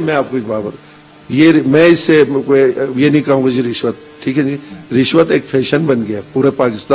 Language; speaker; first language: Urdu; non-native, local second language; Balti